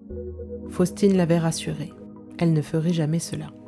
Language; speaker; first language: French; native; French